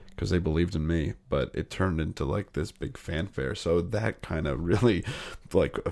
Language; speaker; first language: English; native; English